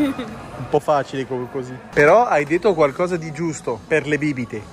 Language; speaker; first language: Italian; early bilingual, heritage; Italian